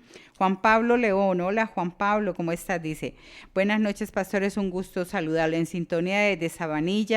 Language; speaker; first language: Spanish; native; Spanish